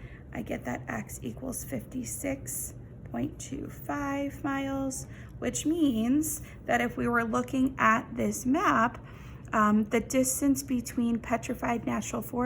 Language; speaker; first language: English; native; English